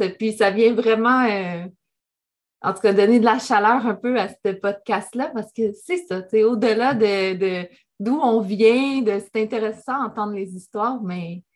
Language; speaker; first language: French; native; French